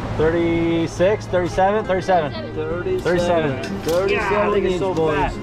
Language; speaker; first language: English; native; English